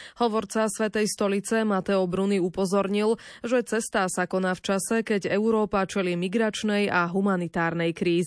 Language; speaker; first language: Slovak; native; Slovak